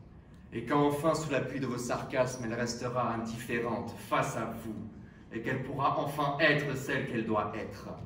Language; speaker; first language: French; native; French